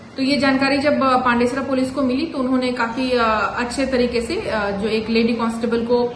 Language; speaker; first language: Hindi; non-native, local second language; Gujarati